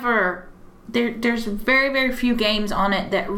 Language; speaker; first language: English; native; English